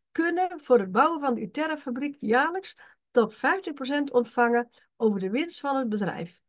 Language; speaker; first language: Dutch; native; Dutch